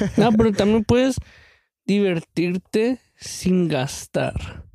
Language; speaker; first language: Spanish; early bilingual, other home language; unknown